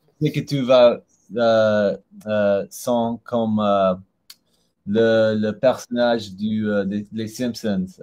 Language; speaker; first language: French; non-native, learner; English